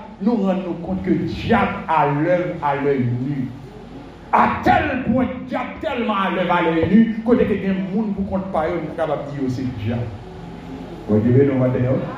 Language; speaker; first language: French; non-native, local second language; Haitian Creole